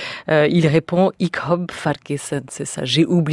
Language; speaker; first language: French; native; French